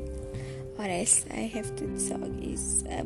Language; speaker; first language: English; non-native, local second language; Malay